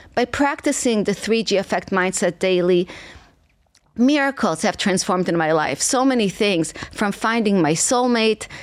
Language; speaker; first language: English; non-native, fluent; Hebrew